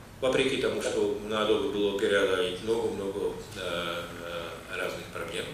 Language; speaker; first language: Russian; non-native, fluent; Czech